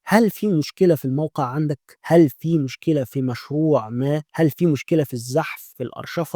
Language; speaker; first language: Arabic; native; Arabic